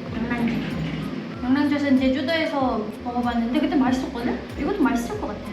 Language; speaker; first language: Korean; non-native, fluent; Indonesian